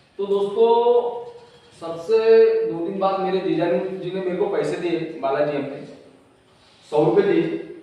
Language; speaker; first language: Hindi; non-native, local second language; Marathi